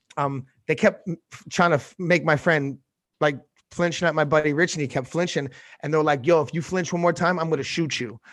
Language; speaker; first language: English; native; English